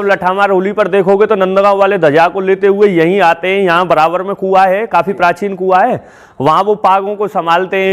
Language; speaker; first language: Hindi; native; Hindi